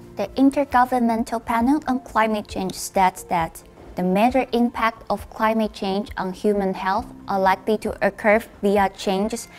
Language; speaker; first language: English; non-native, fluent; Chinese